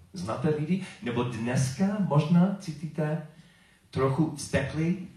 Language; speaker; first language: Czech; non-native, learner; English